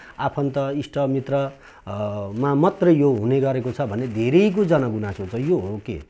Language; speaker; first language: Nepali; native; Nepali